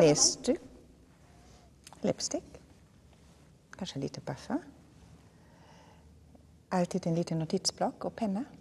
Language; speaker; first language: Swedish; non-native, fluent; German